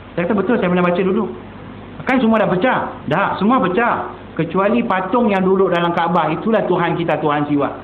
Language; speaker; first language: Malay; non-native, local second language; Tamil